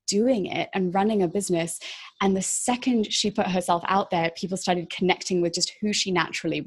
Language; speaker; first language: English; native; English